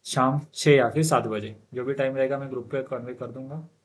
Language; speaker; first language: Hindi; non-native, local second language; Marathi